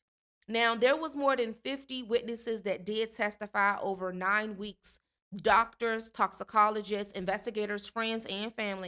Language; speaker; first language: English; native; English